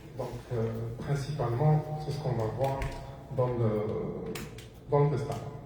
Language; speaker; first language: French; non-native, local second language; Arabic